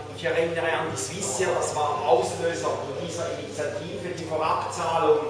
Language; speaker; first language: German; native; German